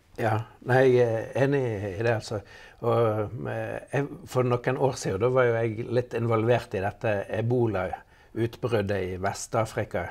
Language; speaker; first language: Norwegian; native; Norwegian